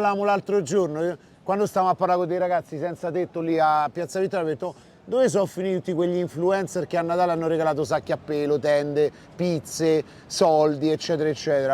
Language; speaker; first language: Italian; native; Italian